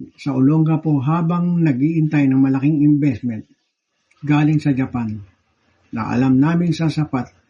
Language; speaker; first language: Filipino; native; Filipino